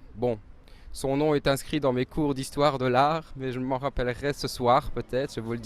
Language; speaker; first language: French; native; French